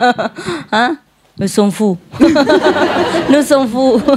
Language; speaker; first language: French; non-native, learner; Vietnamese